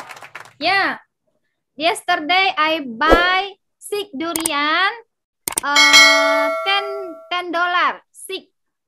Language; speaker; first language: English; non-native, learner; Indonesian